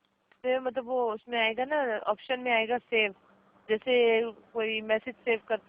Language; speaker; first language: Hindi; non-native, learner; Malayalam